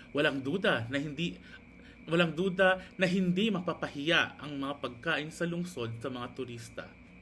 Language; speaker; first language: Filipino; non-native, local second language; Hiligaynon